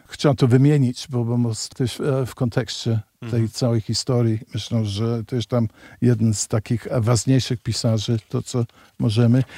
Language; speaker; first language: Polish; early bilingual, heritage; English